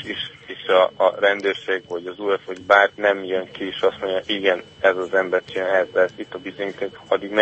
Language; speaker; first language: Hungarian; non-native, fluent; Serbian